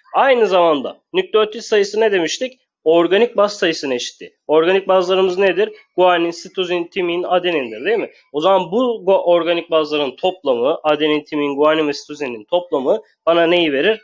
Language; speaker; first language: Turkish; native; Turkish